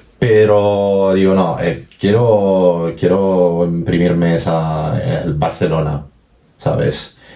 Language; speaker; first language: Spanish; non-native, fluent; Italian